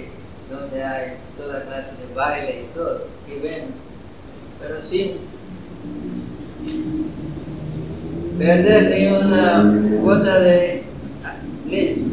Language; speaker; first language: Spanish; non-native, fluent; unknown